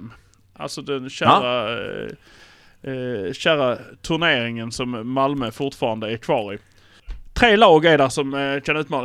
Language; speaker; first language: Swedish; native; Swedish